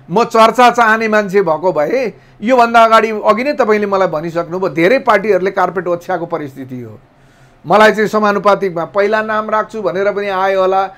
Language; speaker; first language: Nepali; native; Nepali